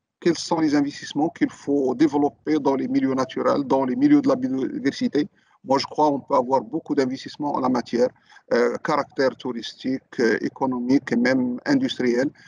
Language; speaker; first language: French; non-native, local second language; Arabic